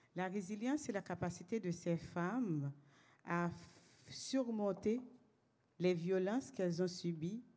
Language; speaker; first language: French; native; French